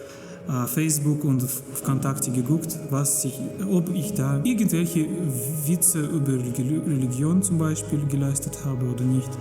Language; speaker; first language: German; non-native, fluent; Russian